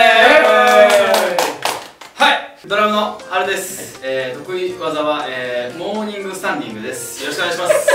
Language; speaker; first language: Japanese; native; Japanese